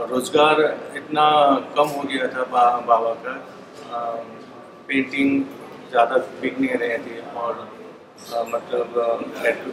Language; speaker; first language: Hindi; non-native, local second language; Bangla